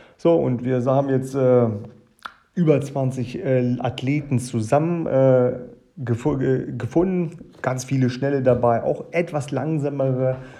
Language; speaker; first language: German; early bilingual, other home language; Russian